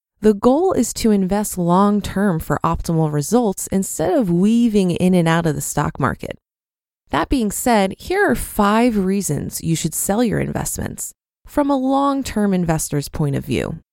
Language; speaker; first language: English; native; English